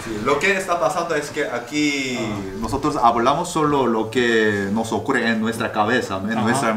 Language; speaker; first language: Spanish; non-native, learner; Korean